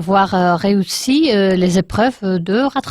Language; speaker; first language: French; non-native, learner; Spanish